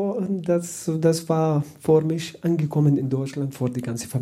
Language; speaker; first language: German; non-native, learner; Arabic